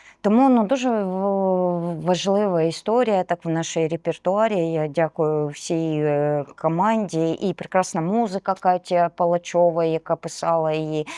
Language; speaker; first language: Ukrainian; non-native, local second language; Russian